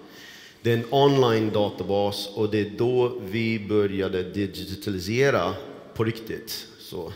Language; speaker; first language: Swedish; non-native, fluent; English